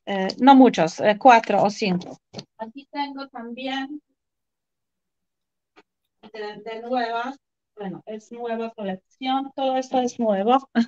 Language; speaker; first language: Spanish; non-native, fluent; Polish